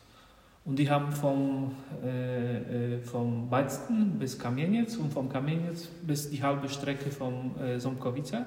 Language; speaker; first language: German; non-native, fluent; Polish